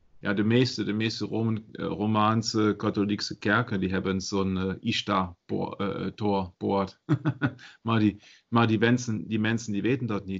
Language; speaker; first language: Dutch; non-native, fluent; German